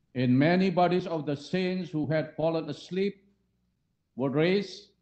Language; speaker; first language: English; non-native, fluent; Indonesian